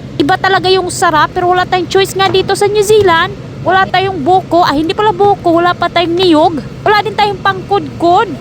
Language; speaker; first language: Filipino; non-native, local second language; Cebuano